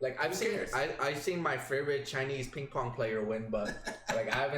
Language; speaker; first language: English; native; English